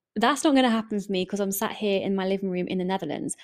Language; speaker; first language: English; native; English